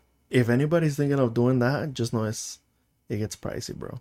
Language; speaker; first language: English; early bilingual, other home language; Spanish